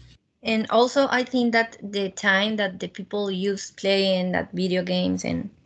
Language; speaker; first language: English; non-native, fluent; Spanish